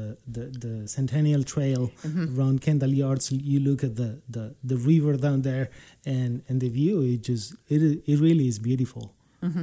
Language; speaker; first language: English; non-native, fluent; Spanish